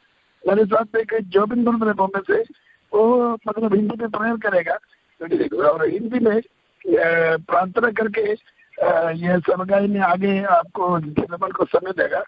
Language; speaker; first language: Hindi; non-native, local second language; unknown